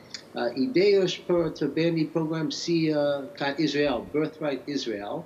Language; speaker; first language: Albanian; early bilingual, heritage; English